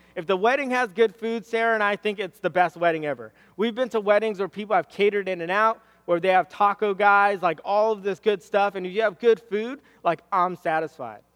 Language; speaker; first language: English; native; English